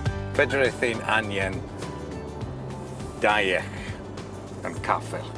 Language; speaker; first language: Welsh; non-native, learner; English